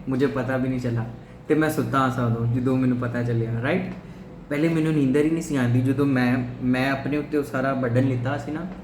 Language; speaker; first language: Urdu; non-native, local second language; Punjabi